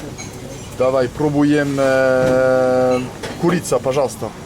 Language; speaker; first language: Russian; non-native, learner; French